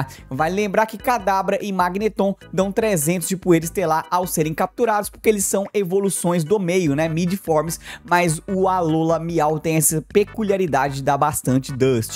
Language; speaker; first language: Portuguese; native; Portuguese